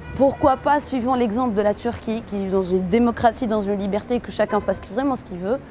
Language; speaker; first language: French; non-native, local second language; Arabic